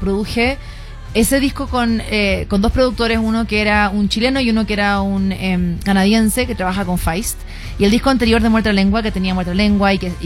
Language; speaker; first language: Spanish; native; Spanish